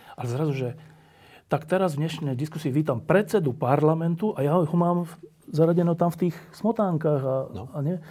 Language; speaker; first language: Slovak; native; Slovak